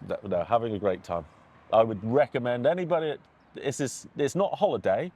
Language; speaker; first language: English; native; English